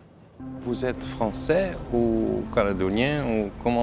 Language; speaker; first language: French; non-native, fluent; Dutch